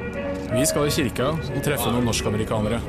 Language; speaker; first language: Norwegian; native; Norwegian